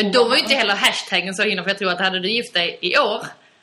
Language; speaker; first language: Swedish; native; Swedish